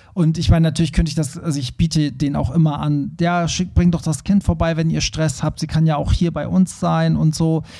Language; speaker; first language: German; early bilingual, other home language; Persian